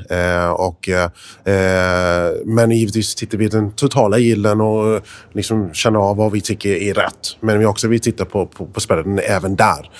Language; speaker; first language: Swedish; non-native, fluent; English